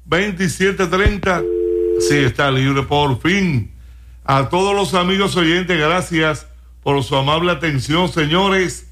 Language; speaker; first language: Spanish; native; Spanish